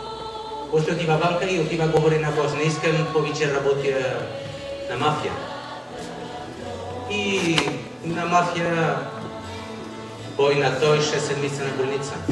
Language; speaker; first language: Bulgarian; non-native, learner; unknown